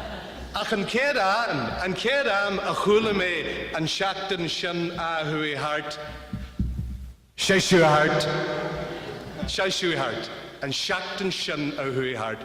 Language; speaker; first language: Irish; non-native, learner; English